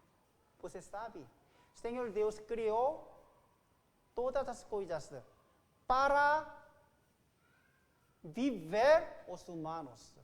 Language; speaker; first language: Portuguese; non-native, fluent; Korean